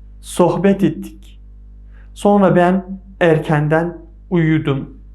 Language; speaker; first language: Turkish; non-native, fluent; Persian